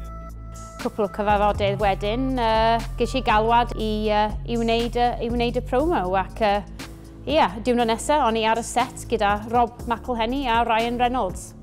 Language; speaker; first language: Welsh; native; Welsh